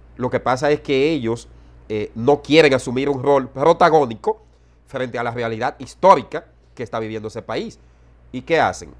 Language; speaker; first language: Spanish; native; Spanish